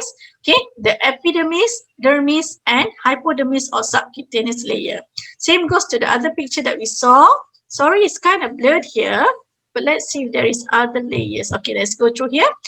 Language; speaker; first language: English; non-native, fluent; Malay